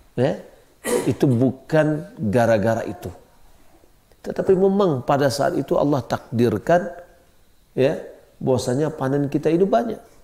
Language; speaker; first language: Malay; non-native, local second language; Minangkabau